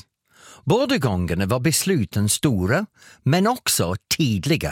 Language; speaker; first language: Swedish; non-native, fluent; English